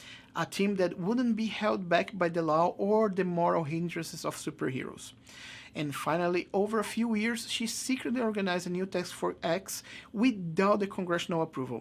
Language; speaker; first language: English; non-native, fluent; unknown